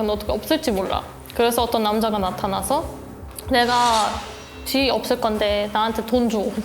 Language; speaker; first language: Korean; non-native, fluent; German